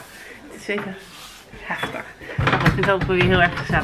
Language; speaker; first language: Dutch; native; Dutch